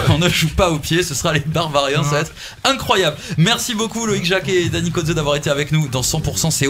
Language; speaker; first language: French; native; French